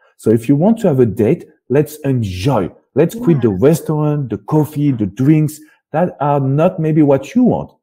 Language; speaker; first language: English; non-native, fluent; French